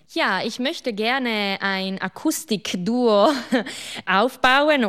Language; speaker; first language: German; non-native, local second language; Italian